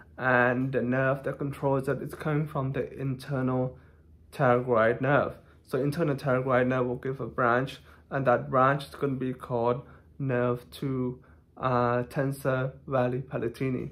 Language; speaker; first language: English; non-native, fluent; Thai